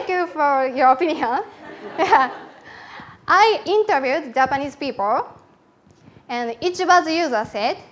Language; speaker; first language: English; non-native, learner; Japanese